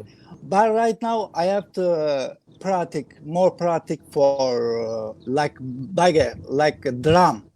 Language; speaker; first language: English; non-native, learner; Kurdish